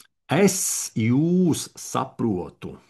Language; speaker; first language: Latvian; non-native, learner; Russian